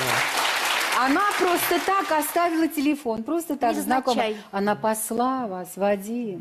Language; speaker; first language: Russian; native; Russian